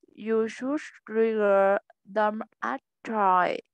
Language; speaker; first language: English; non-native, learner; Vietnamese